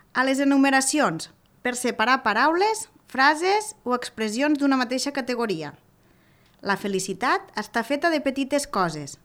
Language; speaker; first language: Catalan; native; Catalan